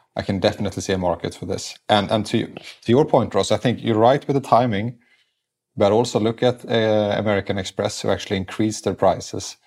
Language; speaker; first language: English; non-native, fluent; Swedish